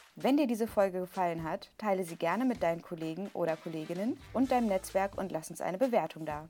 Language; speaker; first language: German; native; German